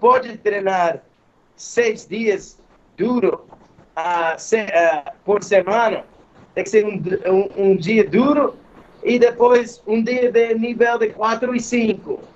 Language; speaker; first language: Portuguese; non-native, fluent; English